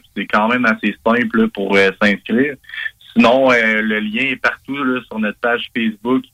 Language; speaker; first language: French; native; French